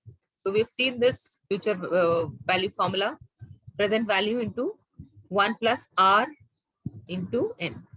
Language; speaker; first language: English; non-native, local second language; Hindi